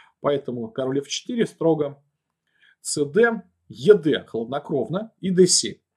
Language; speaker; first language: Russian; native; Russian